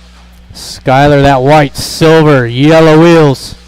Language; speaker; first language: English; native; English